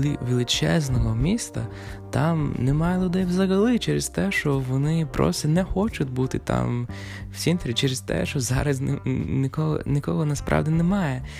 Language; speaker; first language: Ukrainian; non-native, fluent; English